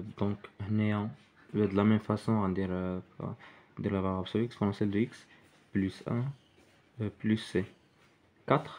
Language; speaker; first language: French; non-native, local second language; Arabic